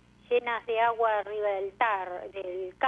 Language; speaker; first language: Spanish; native; Spanish